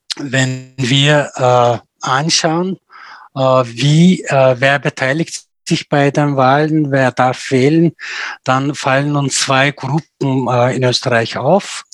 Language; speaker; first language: German; non-native, fluent; Turkish